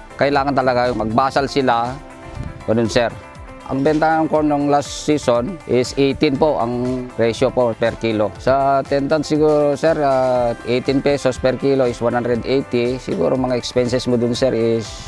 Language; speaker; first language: Filipino; non-native, local second language; Iloko